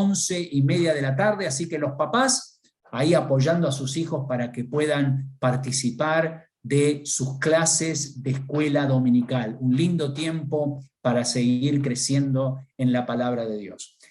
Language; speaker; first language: Spanish; native; Spanish